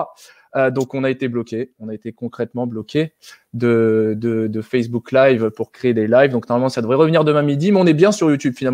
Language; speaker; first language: French; native; French